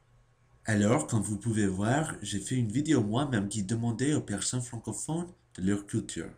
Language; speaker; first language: French; non-native, learner; English